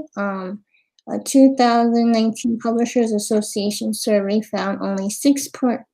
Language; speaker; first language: English; native; English